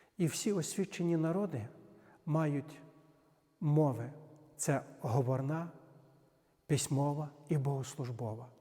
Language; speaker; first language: Ukrainian; native; Ukrainian